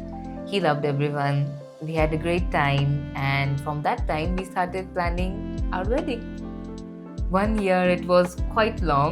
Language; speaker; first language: English; non-native, local second language; Hindi